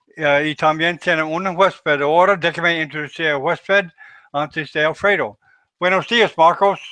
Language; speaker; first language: Spanish; non-native, learner; English